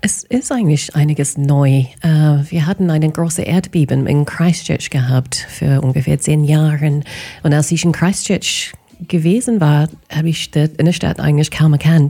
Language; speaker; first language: German; non-native, fluent; English